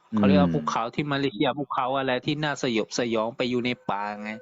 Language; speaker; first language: Thai; native; Thai